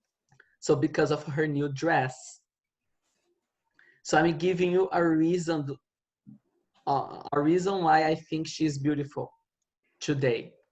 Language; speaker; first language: English; non-native, fluent; Portuguese